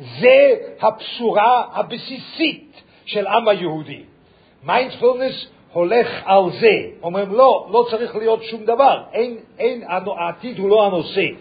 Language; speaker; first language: Hebrew; non-native, fluent; English